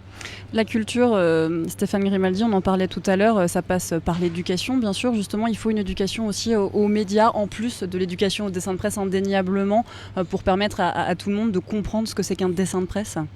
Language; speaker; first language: French; native; French